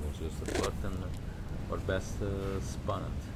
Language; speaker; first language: Dutch; non-native, local second language; Papiamento